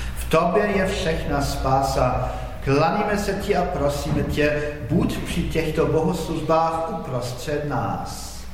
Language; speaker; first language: Czech; non-native, fluent; Polish